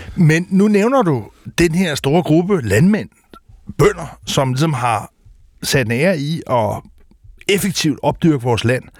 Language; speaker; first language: Danish; native; Danish